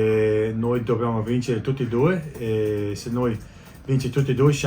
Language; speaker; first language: Italian; non-native, learner; English